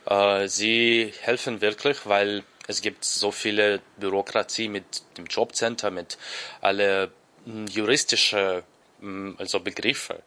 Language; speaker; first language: German; non-native, learner; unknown